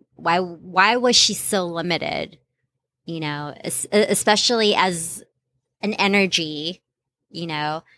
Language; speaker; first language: English; non-native, local second language; Filipino